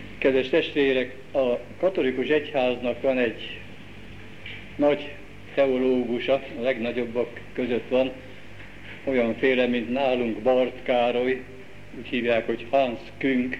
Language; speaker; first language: Hungarian; native; Hungarian